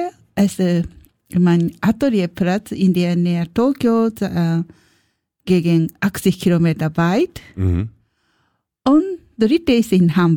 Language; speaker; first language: German; non-native, learner; Japanese